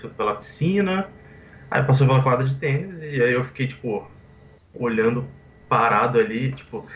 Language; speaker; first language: Portuguese; native; Portuguese